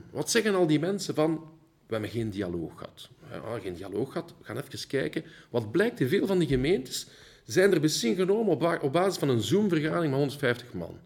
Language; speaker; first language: Dutch; early bilingual, heritage; Dutch